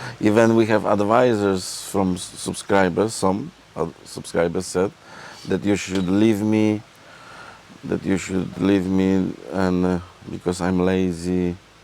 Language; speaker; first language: English; non-native, learner; Polish